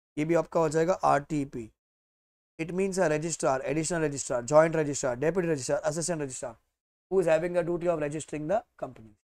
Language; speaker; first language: Hindi; native; Hindi